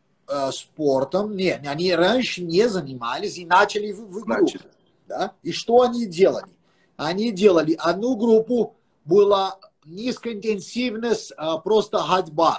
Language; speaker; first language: Russian; non-native, fluent; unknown